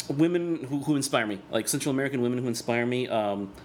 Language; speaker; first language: English; non-native, fluent; Spanish